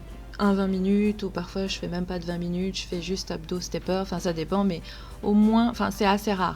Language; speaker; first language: French; native; French